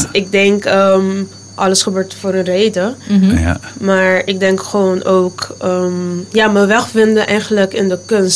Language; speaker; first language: Dutch; non-native, local second language; Papiamento